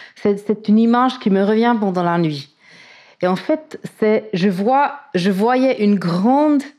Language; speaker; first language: French; native; French